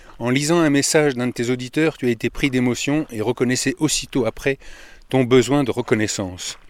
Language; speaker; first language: French; native; French